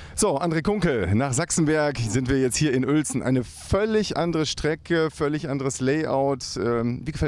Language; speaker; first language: German; native; German